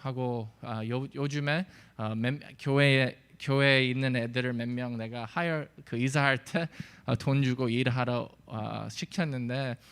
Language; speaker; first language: Korean; early bilingual, heritage; English